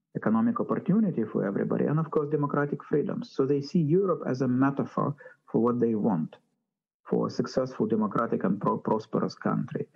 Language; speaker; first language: English; non-native, fluent; Ukrainian